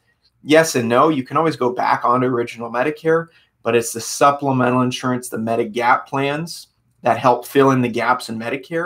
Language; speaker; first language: English; native; English